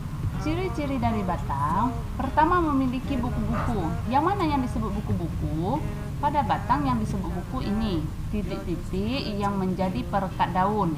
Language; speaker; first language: Indonesian; native; Indonesian